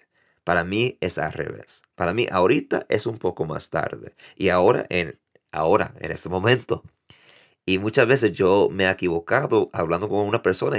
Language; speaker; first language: Spanish; early bilingual, heritage; Spanish